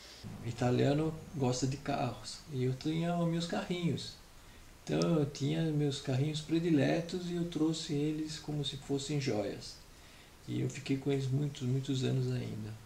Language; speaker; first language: Portuguese; early bilingual, other home language; Italian